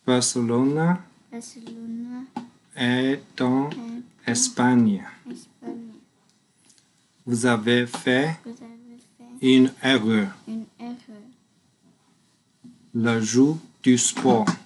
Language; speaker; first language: French; non-native, learner; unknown